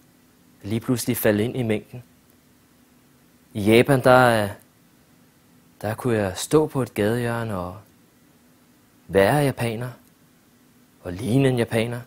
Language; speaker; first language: Danish; early bilingual, other home language; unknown